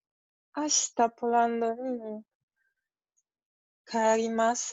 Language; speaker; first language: Japanese; non-native, learner; Polish